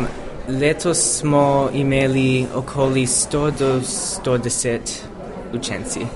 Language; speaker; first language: Slovenian; early bilingual, heritage; English